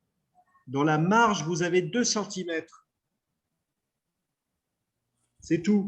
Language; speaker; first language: French; native; French